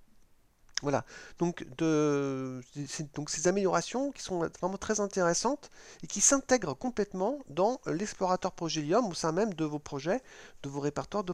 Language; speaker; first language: French; native; French